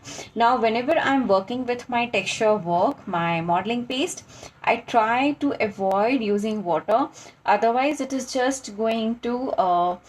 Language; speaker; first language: English; non-native, local second language; Hindi